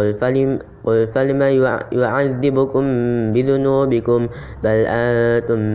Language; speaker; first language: Arabic; non-native, learner; Indonesian